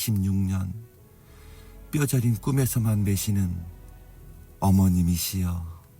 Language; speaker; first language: Korean; native; Korean